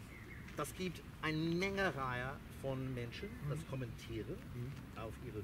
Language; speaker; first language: German; non-native, fluent; English